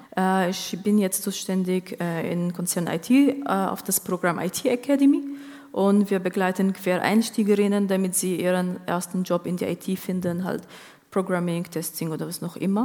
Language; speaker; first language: German; non-native, fluent; Arabic